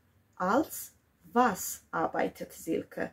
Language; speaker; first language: German; non-native, fluent; Georgian